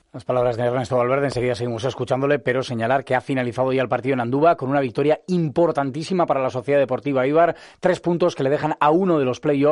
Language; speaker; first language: Spanish; native; Spanish